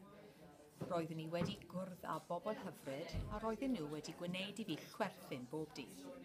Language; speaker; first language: Welsh; non-native, learner; English